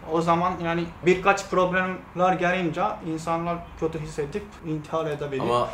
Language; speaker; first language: Turkish; non-native, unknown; Japanese